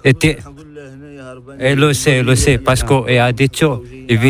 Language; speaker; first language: Spanish; non-native, learner; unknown